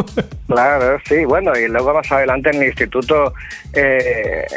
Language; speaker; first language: Spanish; native; Spanish